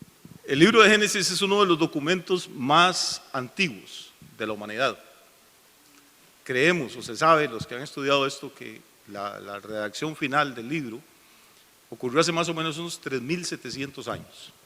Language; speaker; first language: Spanish; native; Spanish